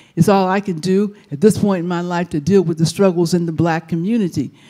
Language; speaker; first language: English; native; English